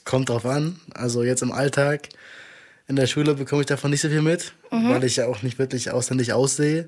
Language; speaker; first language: German; native; German